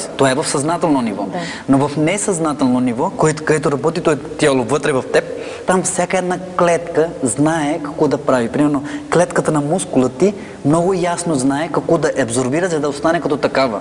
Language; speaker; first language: Bulgarian; non-native, fluent; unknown